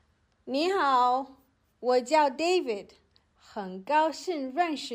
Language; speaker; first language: Chinese; non-native, learner; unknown